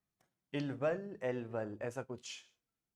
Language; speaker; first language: French; non-native, fluent; Hindi